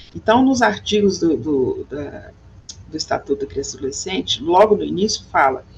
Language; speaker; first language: Portuguese; native; Portuguese